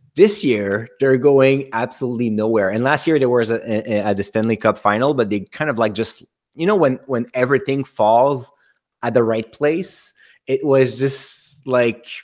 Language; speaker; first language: English; non-native, fluent; French